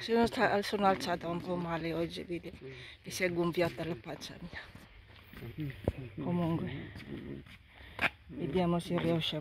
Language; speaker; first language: Italian; non-native, fluent; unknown